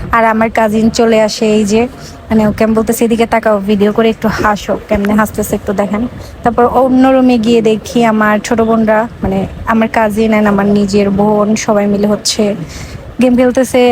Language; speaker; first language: Bangla; native; Bangla